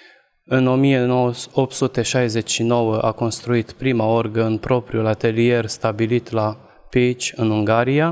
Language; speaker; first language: Romanian; non-native, local second language; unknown